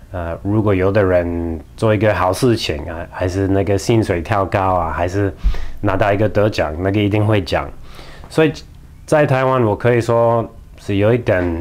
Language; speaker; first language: Chinese; non-native, fluent; English